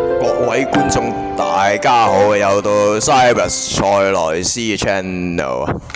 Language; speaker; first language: Cantonese; native; Cantonese